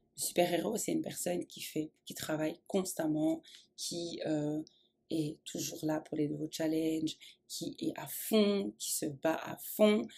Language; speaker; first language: French; native; French